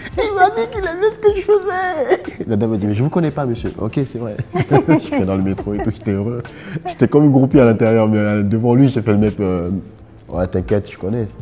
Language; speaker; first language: French; early bilingual, other home language; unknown